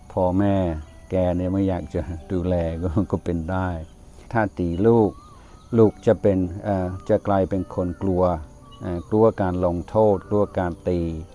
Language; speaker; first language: Thai; non-native, fluent; English